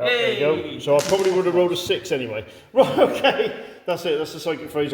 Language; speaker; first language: English; native; English